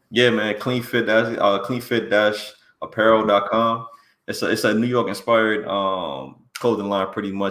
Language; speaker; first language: English; native; English